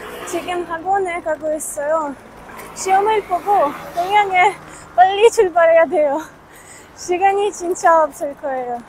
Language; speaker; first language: Korean; non-native, learner; Ukrainian